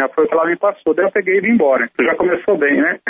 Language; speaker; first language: Portuguese; native; Portuguese